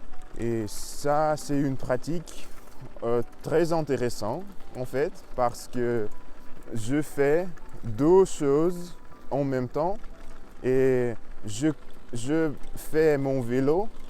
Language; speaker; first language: French; non-native, learner; Russian